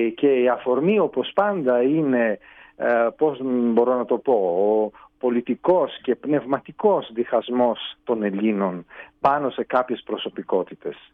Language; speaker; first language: Greek; non-native, fluent; Italian